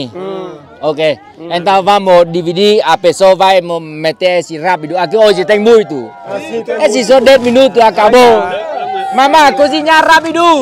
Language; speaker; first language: Portuguese; non-native, learner; Vietnamese